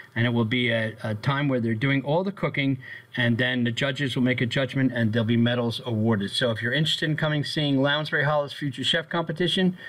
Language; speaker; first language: English; native; English